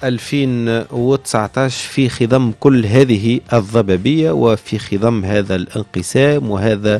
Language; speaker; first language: Arabic; native; Arabic